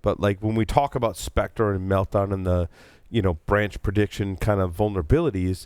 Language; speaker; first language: English; native; English